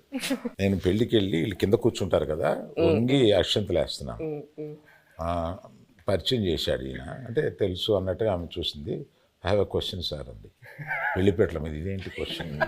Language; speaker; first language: Telugu; native; Telugu